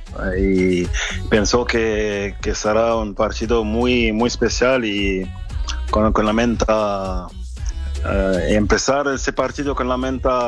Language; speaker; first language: Spanish; non-native, fluent; French